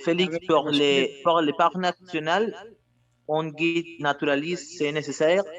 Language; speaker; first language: French; non-native, learner; Spanish